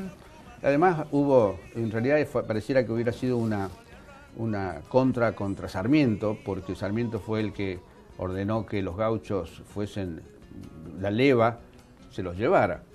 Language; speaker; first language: Spanish; native; Spanish